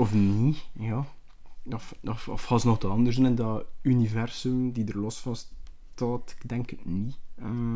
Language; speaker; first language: Dutch; native; Dutch